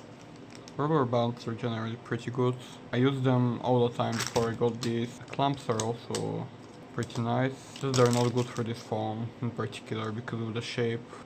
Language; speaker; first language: English; non-native, fluent; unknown